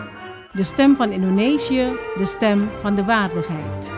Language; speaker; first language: Dutch; non-native, fluent; Indonesian